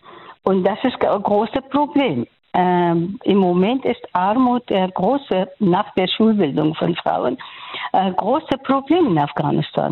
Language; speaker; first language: German; non-native, fluent; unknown